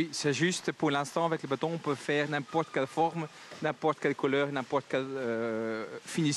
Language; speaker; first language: French; non-native, local second language; Dutch